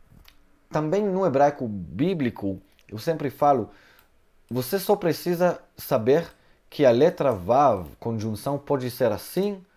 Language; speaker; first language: Portuguese; non-native, fluent; Hebrew